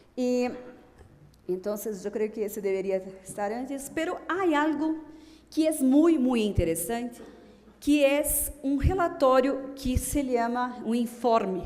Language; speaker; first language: Spanish; non-native, fluent; Portuguese